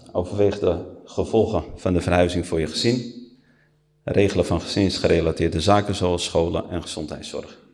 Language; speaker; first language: Dutch; early bilingual, other home language; Riffian